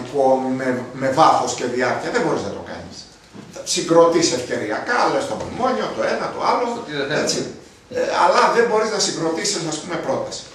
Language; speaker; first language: Greek; native; Greek